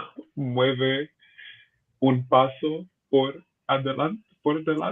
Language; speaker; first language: Spanish; non-native, learner; English